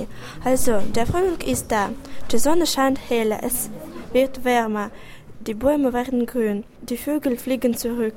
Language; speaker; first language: German; non-native, learner; Russian